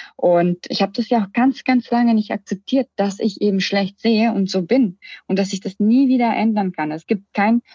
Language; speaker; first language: German; early bilingual, other home language; Russian